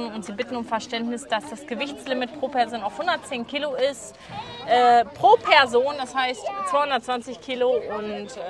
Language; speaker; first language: German; native; German